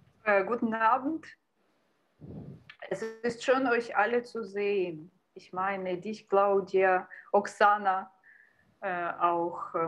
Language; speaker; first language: German; non-native, fluent; Ukrainian